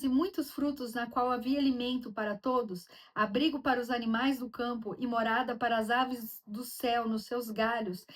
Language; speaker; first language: Portuguese; native; Portuguese